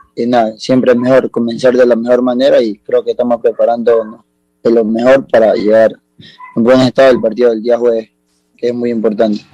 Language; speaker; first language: Spanish; native; Spanish